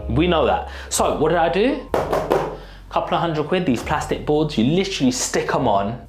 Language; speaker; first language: English; native; English